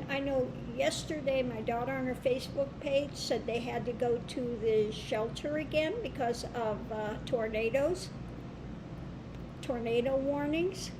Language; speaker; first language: English; native; English